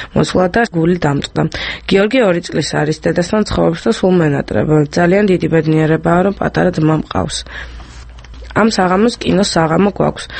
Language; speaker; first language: Georgian; early bilingual, other home language; French